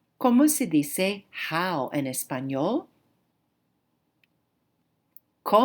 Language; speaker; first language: Spanish; non-native, fluent; English